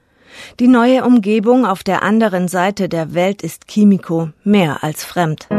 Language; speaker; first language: German; native; German